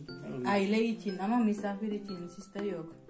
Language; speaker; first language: Turkish; non-native, learner; Indonesian